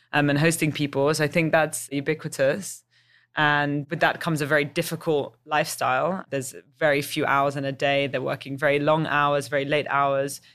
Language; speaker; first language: English; native; English